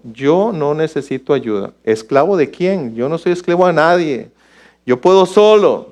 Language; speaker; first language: Spanish; native; Spanish